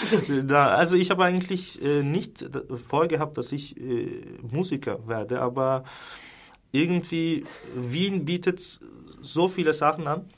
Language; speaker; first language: German; non-native, fluent; Turkish